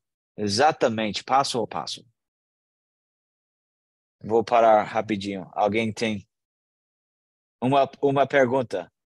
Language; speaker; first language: Portuguese; non-native, learner; English